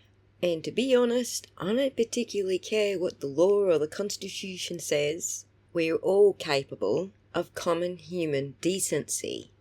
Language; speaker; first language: English; native; English